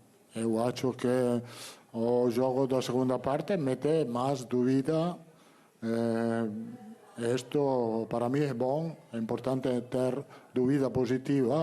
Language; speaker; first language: Portuguese; non-native, learner; Italian